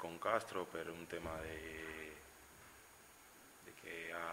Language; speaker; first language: Italian; non-native, fluent; Spanish